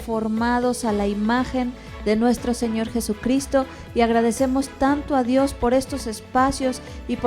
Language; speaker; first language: Spanish; native; Spanish